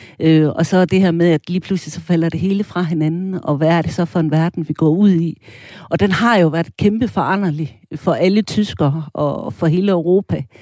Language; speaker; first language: Danish; early bilingual, other home language; German